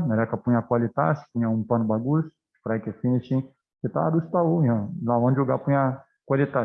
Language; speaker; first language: Indonesian; non-native, fluent; Portuguese